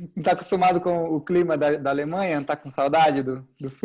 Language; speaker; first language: Portuguese; native; Portuguese